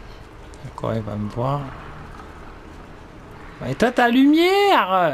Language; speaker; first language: French; native; French